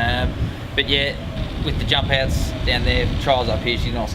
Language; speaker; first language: English; native; English